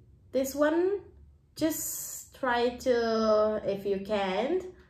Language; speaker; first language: English; non-native, fluent; Indonesian